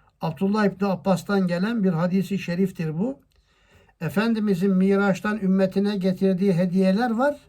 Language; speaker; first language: Turkish; native; Turkish